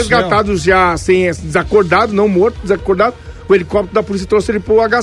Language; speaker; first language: Portuguese; native; Portuguese